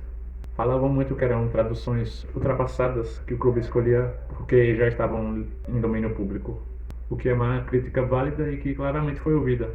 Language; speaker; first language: Portuguese; native; Portuguese